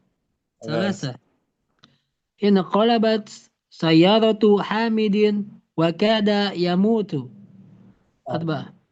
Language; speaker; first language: Arabic; non-native, learner; Indonesian